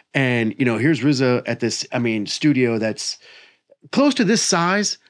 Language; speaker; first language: English; native; English